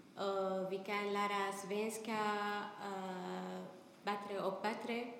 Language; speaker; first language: Swedish; non-native, learner; Arabic